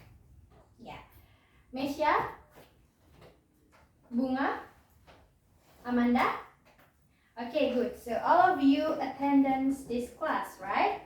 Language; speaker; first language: English; non-native, learner; Indonesian